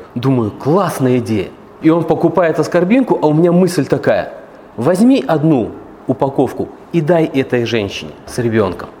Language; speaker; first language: Russian; native; Russian